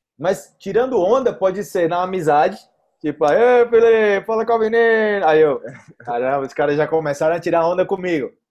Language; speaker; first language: Portuguese; native; Portuguese